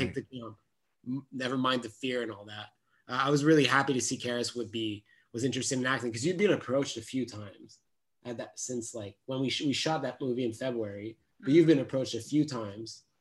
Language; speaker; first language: English; non-native, fluent; French